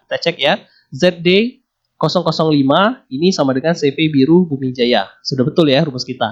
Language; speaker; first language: Indonesian; native; Indonesian